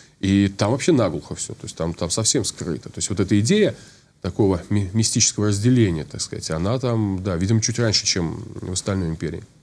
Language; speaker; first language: Russian; native; Russian